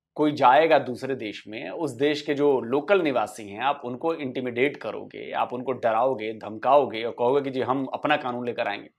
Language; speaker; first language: Hindi; native; Hindi